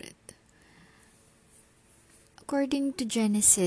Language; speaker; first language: English; non-native, local second language; Filipino